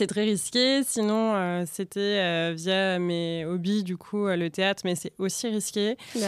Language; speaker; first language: French; native; French